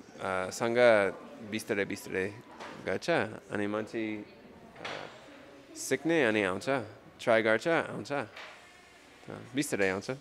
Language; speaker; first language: Nepali; non-native, learner; English